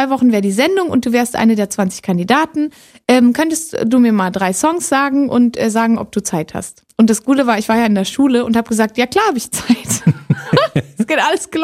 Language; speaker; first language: German; native; German